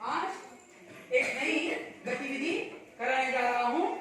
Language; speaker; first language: Hindi; non-native, local second language; Kannada